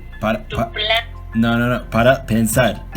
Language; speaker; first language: Spanish; non-native, learner; Turkish